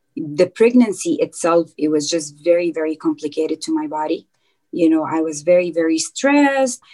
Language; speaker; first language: English; non-native, fluent; Arabic